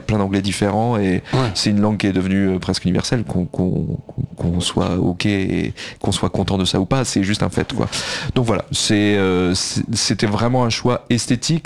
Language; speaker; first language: French; native; French